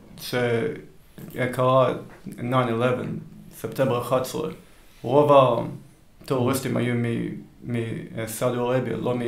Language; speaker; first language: Hebrew; early bilingual, heritage; Hebrew